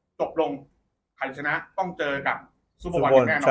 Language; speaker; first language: Thai; native; Thai